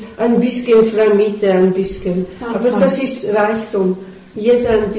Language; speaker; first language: German; non-native, learner; Polish